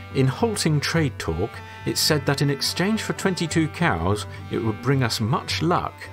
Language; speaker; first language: English; native; English